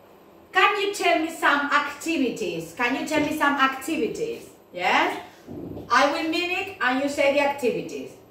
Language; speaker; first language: English; non-native, fluent; Spanish